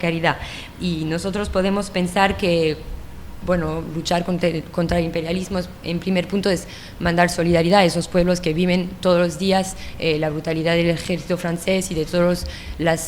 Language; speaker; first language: Spanish; non-native, fluent; French